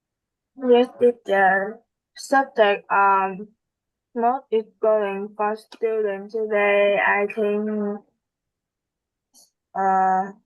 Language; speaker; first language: English; non-native, learner; Vietnamese